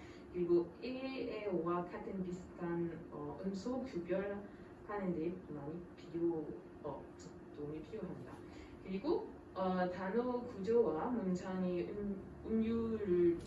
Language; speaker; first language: Korean; non-native, fluent; French